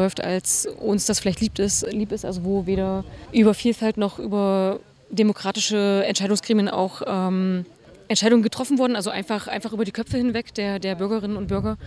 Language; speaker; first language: German; native; German